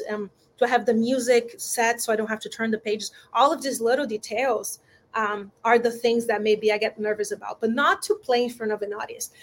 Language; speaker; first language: English; non-native, fluent; Portuguese